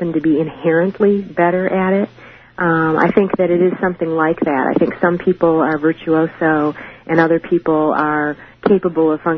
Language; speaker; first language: English; native; English